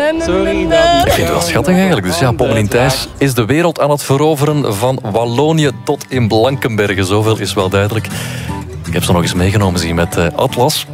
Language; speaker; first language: Dutch; native; Dutch